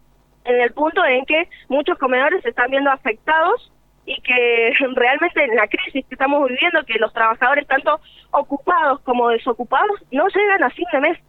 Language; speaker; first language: Spanish; native; Spanish